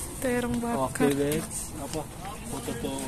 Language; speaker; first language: Indonesian; non-native, learner; Turkish